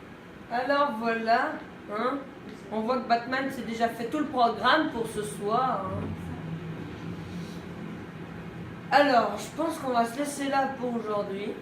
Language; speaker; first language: French; native; French